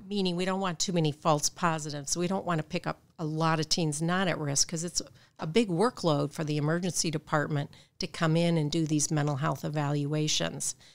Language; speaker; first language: English; native; English